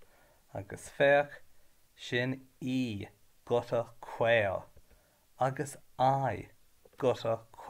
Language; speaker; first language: Irish; non-native, learner; English